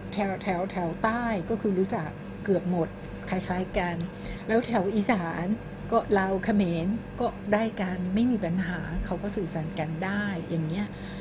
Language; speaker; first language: Thai; non-native, fluent; Burmese